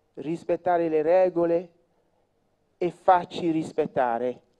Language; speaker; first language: Italian; non-native, fluent; French